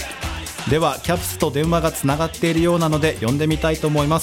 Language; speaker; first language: Japanese; native; Japanese